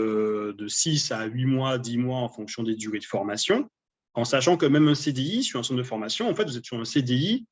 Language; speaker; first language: French; native; French